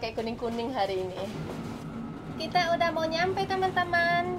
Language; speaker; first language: Indonesian; native; Indonesian